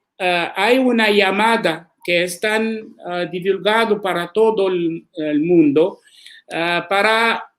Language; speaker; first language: Spanish; non-native, learner; Arabic